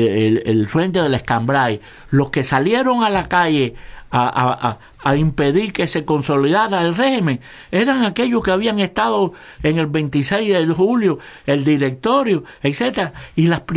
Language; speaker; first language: Spanish; native; Spanish